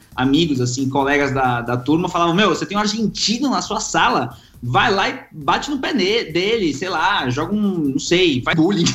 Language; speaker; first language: Portuguese; early bilingual, other home language; Spanish